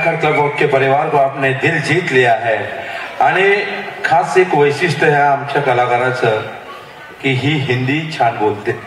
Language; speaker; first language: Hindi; non-native, local second language; Marathi